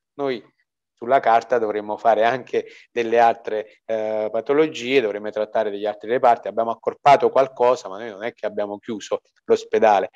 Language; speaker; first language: Italian; native; Italian